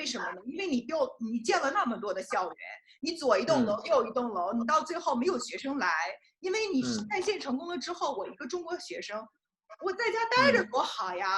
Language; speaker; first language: Chinese; native; Chinese